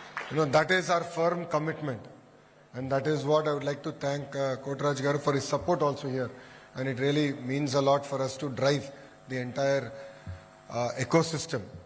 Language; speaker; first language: English; non-native, local second language; Telugu